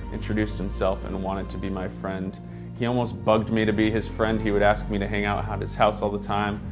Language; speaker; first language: English; native; English